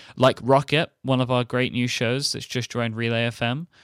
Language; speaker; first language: English; native; English